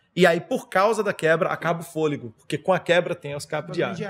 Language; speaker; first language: Portuguese; non-native, fluent; German